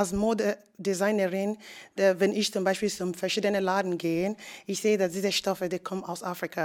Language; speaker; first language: German; non-native, learner; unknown